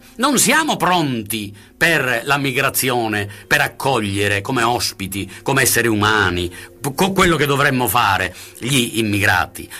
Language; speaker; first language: Italian; native; Italian